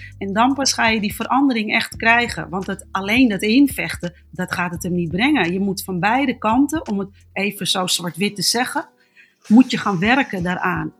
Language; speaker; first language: Dutch; native; Dutch